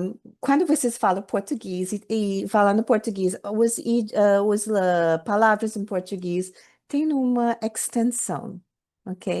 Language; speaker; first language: Portuguese; non-native, learner; English